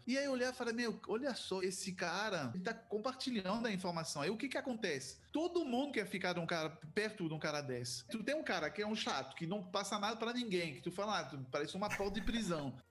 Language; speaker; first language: Portuguese; non-native, fluent; French